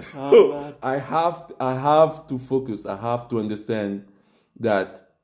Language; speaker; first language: English; non-native, local second language; French